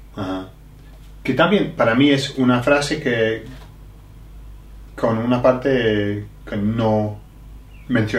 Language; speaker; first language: Spanish; non-native, fluent; English